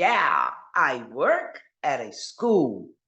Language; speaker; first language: English; non-native, fluent; Portuguese